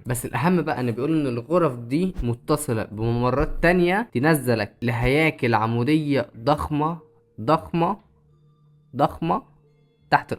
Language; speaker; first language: Arabic; native; Arabic